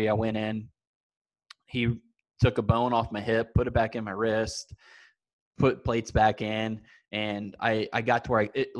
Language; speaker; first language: English; native; English